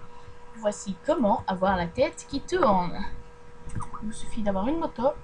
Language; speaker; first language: French; native; French